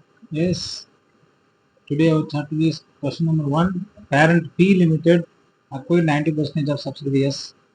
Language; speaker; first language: English; non-native, local second language; Tamil